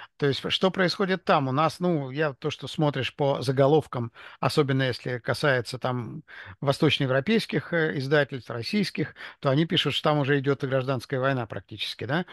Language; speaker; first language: Russian; native; Russian